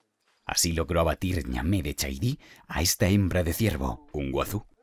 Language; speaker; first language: Spanish; native; Spanish